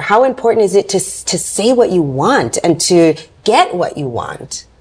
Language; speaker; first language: English; native; English